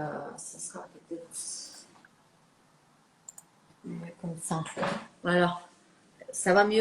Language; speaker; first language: French; non-native, fluent; Russian